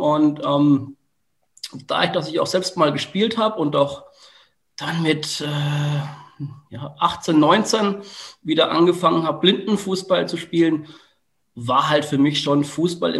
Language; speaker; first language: German; native; German